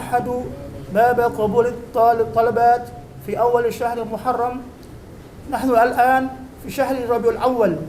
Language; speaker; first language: Arabic; non-native, learner; Indonesian